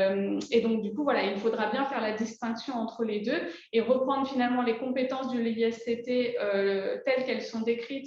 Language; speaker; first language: French; native; French